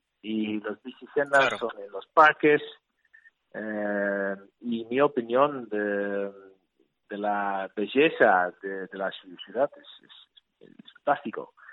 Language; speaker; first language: Spanish; non-native, learner; Dutch